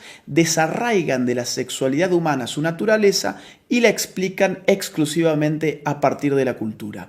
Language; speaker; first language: Spanish; native; Spanish